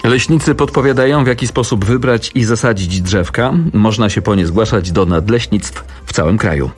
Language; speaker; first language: Polish; native; Polish